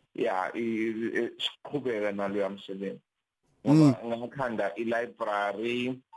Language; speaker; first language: Zulu; native; Zulu